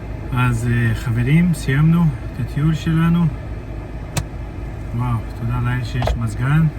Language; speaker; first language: Hebrew; non-native, learner; Portuguese